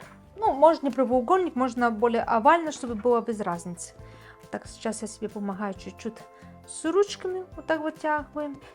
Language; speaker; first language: Russian; non-native, fluent; Bulgarian